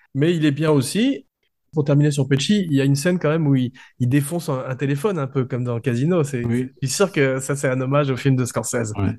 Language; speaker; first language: French; native; French